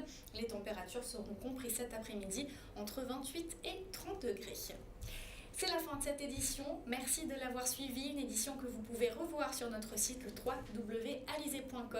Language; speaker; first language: French; native; French